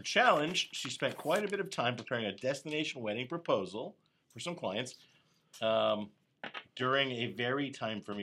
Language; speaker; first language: English; native; English